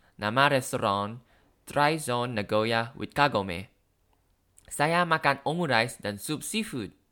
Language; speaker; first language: Indonesian; non-native, learner; Thai